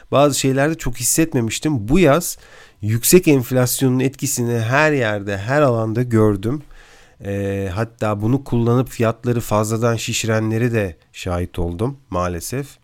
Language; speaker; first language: Turkish; native; Turkish